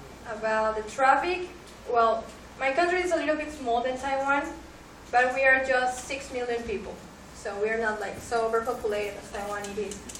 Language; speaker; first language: English; non-native, fluent; Spanish